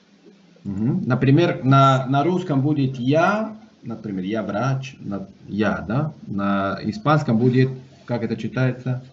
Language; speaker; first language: Russian; non-native, fluent; Spanish